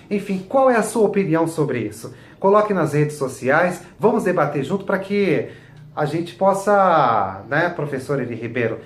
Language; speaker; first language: Portuguese; native; Portuguese